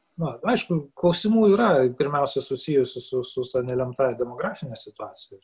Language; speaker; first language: Lithuanian; native; Lithuanian